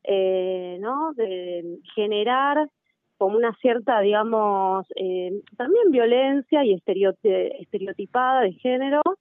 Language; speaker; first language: Spanish; native; Spanish